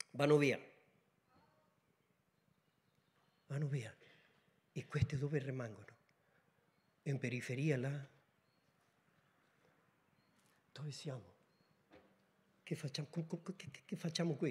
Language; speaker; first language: Italian; non-native, learner; Spanish